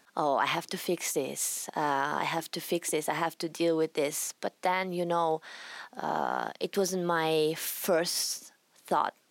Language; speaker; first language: English; non-native, fluent; Italian